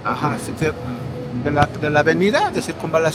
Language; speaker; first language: Spanish; native; Spanish